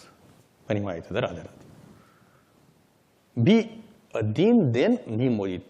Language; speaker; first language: Russian; non-native, learner; Hindi